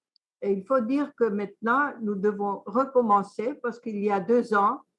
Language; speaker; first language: French; non-native, fluent; Greek